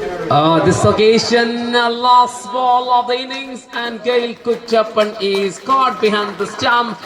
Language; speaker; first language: English; non-native, local second language; Malayalam